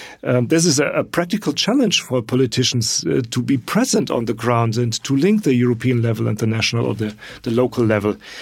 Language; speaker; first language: English; non-native, fluent; German